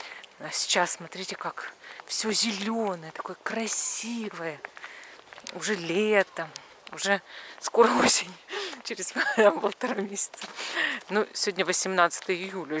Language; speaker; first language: Russian; native; Russian